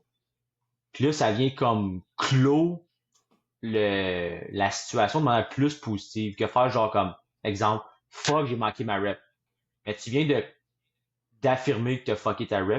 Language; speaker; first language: French; native; French